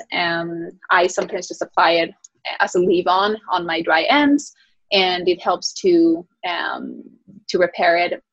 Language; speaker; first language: English; early bilingual, other home language; Spanish